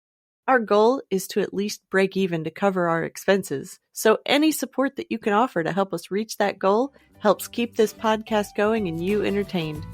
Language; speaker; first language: English; native; English